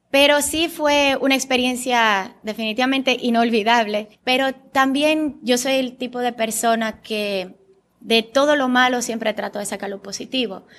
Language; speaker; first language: Spanish; early bilingual, other home language; Bulgarian